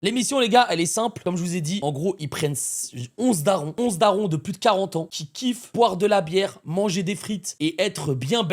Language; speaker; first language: French; native; French